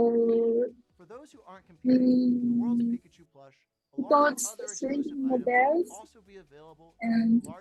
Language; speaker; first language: English; non-native, learner; Japanese